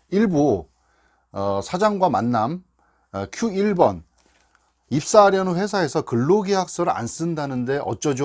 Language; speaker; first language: Korean; native; Korean